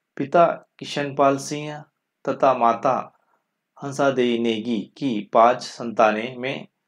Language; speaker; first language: Hindi; non-native, local second language; Kannada